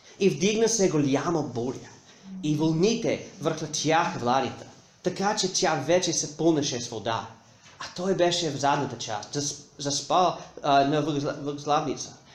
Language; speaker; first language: Bulgarian; non-native, fluent; English